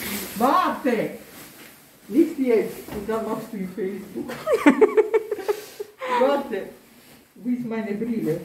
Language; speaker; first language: German; non-native, learner; Filipino